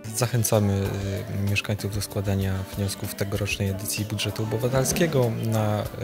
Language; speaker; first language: Polish; native; Polish